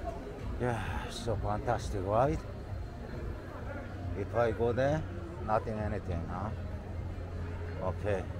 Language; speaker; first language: English; non-native, learner; Korean